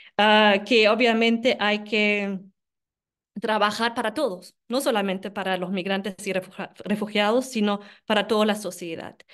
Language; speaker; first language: Spanish; non-native, fluent; German